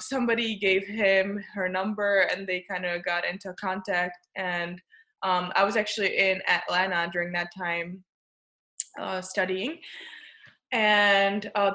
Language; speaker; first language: English; non-native, fluent; Czech